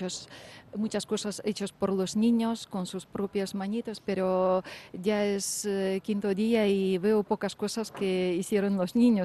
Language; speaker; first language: Spanish; non-native, fluent; Ukrainian